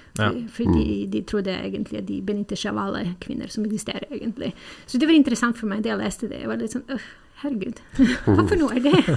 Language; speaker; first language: Norwegian; non-native, fluent; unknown